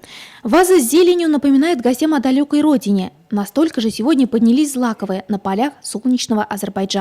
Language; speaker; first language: Russian; native; Russian